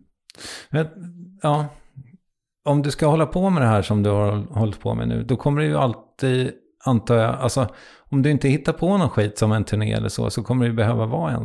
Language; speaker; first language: Swedish; native; Swedish